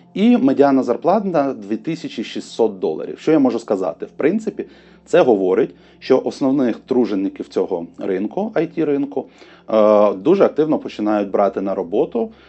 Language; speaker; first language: Ukrainian; non-native, local second language; Russian